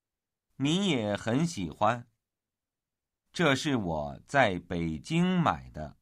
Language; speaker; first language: Chinese; non-native, learner; Vietnamese